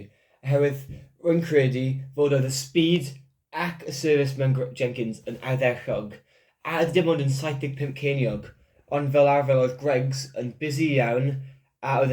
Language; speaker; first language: Welsh; non-native, local second language; English